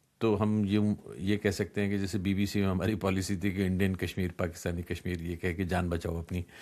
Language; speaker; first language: Urdu; native; Urdu